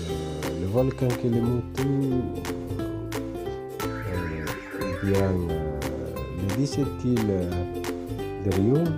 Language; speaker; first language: French; non-native, fluent; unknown